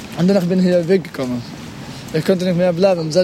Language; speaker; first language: German; non-native, learner; Pashto